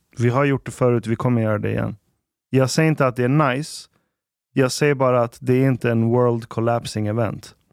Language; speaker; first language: Swedish; early bilingual, other home language; Arabic